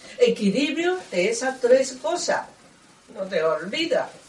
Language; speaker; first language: Spanish; non-native, learner; Chinese